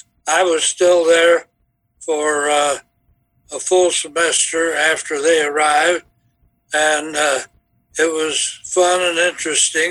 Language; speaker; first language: English; native; English